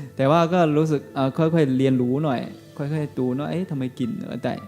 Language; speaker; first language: Thai; non-native, learner; Chinese